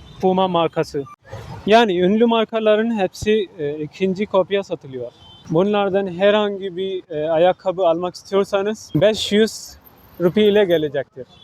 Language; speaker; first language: Turkish; non-native, fluent; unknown